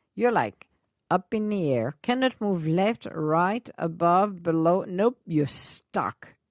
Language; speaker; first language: English; non-native, fluent; Italian